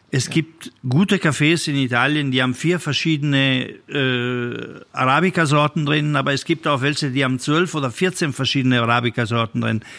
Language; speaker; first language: German; non-native, fluent; Italian